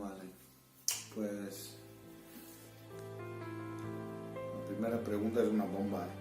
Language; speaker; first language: Spanish; non-native, fluent; Polish